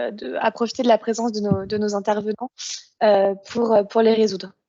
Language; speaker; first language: French; native; French